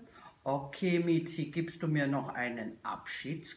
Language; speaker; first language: German; native; German